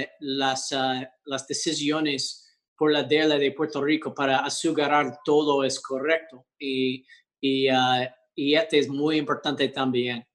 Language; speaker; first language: Spanish; early bilingual, heritage; English